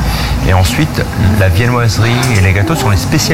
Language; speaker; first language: French; native; French